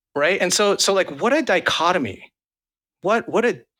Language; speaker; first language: English; native; English